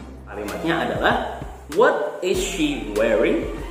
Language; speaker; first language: English; non-native, fluent; Indonesian